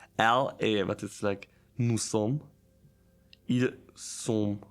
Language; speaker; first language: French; non-native, learner; German